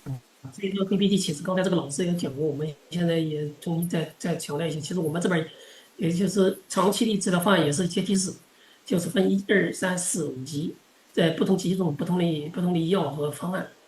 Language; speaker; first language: Chinese; non-native, local second language; Indonesian